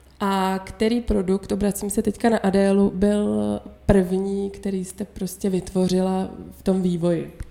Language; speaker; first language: Czech; native; Czech